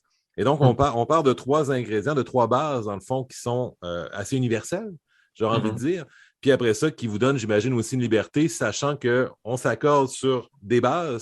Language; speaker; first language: French; native; French